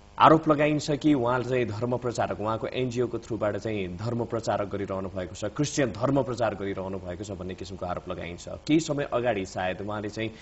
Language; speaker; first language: Nepali; native; Nepali